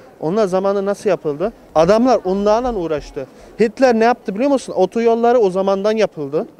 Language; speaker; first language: Turkish; early bilingual, heritage; Turkish